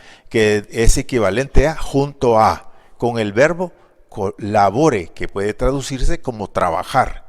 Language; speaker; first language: Spanish; native; Spanish